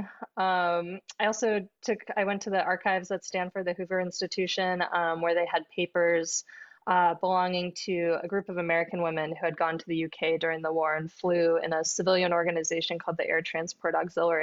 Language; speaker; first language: English; native; English